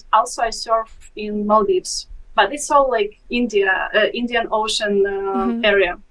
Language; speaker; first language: English; non-native, fluent; Ukrainian